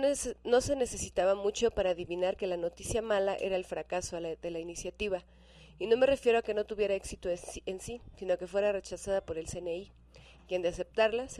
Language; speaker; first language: Spanish; native; Spanish